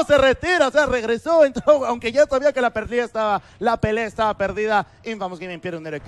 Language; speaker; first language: Spanish; native; Spanish